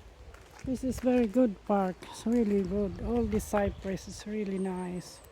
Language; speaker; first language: English; non-native, fluent; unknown